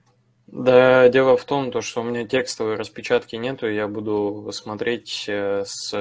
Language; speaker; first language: Russian; native; Russian